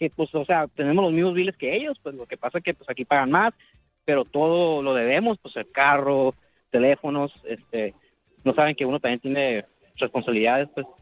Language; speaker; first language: Spanish; native; Spanish